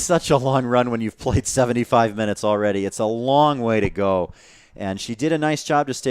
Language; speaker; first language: English; native; English